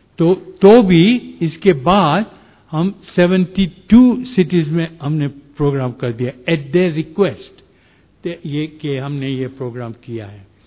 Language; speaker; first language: Hindi; non-native, fluent; Gujarati